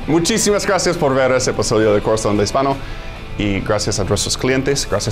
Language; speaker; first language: Spanish; non-native, fluent; English